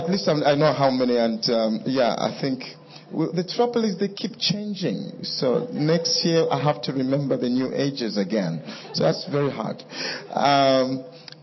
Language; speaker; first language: English; non-native, local second language; Bemba